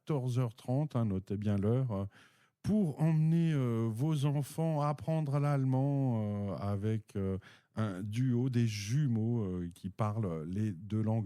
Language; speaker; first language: French; native; French